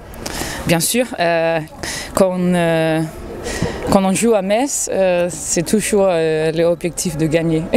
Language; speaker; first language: French; non-native, learner; Danish